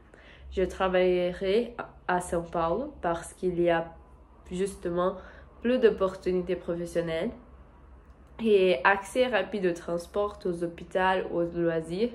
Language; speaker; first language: French; non-native, learner; Portuguese